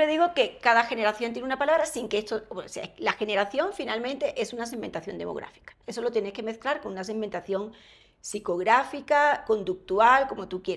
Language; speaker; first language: Spanish; native; Spanish